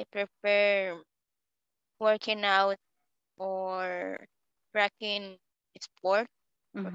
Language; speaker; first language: English; non-native, learner; Spanish